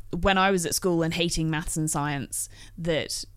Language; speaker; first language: English; native; English